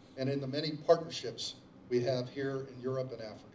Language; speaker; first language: English; native; English